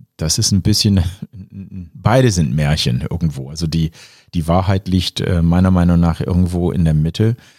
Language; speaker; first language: German; non-native, fluent; English